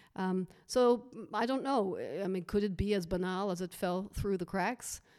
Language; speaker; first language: English; native; English